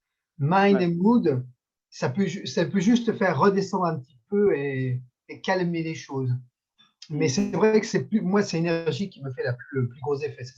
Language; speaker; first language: French; native; French